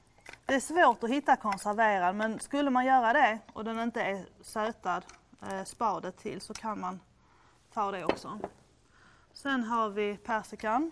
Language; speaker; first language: Swedish; native; Swedish